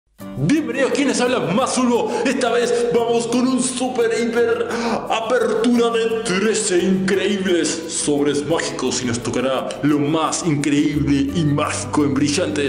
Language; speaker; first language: Spanish; native; Spanish